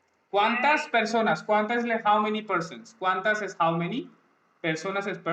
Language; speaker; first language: Spanish; non-native, learner; Hindi